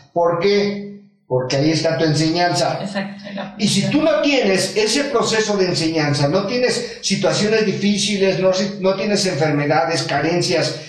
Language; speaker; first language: Spanish; native; Spanish